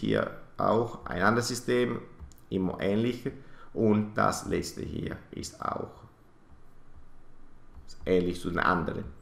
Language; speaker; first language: German; non-native, fluent; Italian